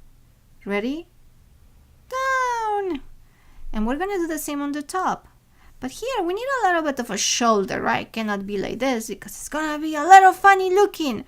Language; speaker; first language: English; non-native, fluent; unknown